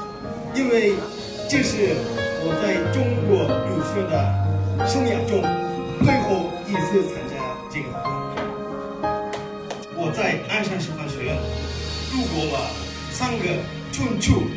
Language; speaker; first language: Chinese; non-native, fluent; Kyrgyz